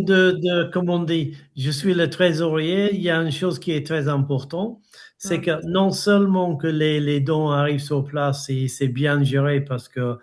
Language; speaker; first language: French; non-native, fluent; English